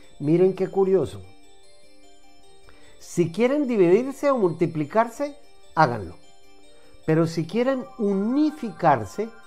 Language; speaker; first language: Spanish; native; Spanish